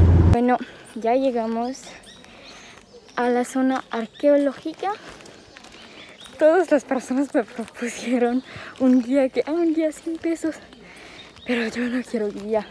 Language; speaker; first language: Spanish; non-native, fluent; French